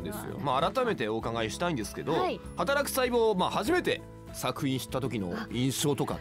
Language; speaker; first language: Japanese; native; Japanese